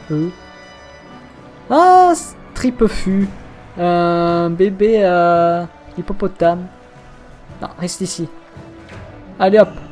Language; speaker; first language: French; native; French